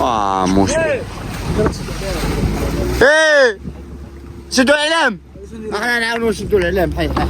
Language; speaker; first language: Arabic; native; Arabic